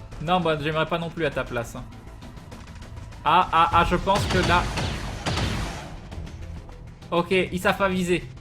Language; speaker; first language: French; native; French